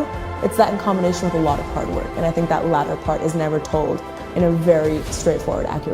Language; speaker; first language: English; native; English